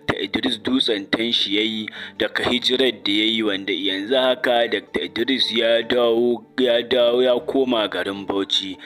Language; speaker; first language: Hausa; native; Hausa